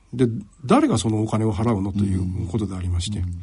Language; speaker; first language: Japanese; native; Japanese